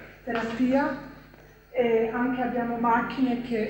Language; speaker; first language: Italian; non-native, fluent; Bosnian